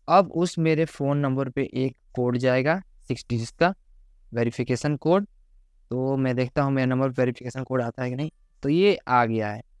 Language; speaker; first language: Hindi; native; Hindi